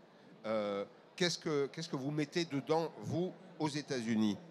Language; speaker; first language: French; native; French